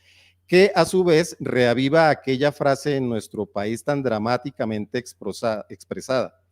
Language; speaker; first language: Spanish; native; Spanish